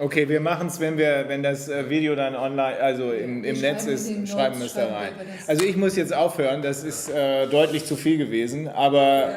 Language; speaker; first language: German; native; German